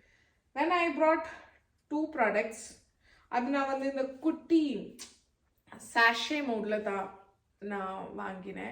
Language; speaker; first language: Tamil; non-native, local second language; Malayalam